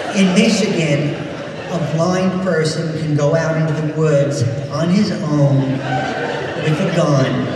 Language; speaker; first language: English; native; English